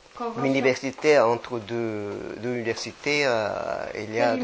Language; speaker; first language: French; non-native, learner; Korean